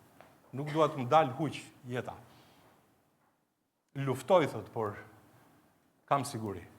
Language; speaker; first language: Albanian; native; Albanian